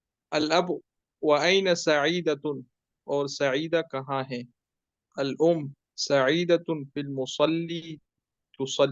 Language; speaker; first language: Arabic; non-native, learner; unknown